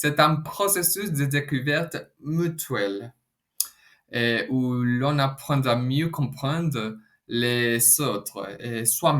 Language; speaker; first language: French; non-native, fluent; Spanish